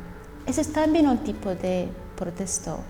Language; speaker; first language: Spanish; non-native, learner; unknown